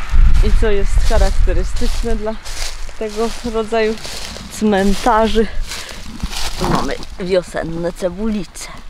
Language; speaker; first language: Polish; native; Polish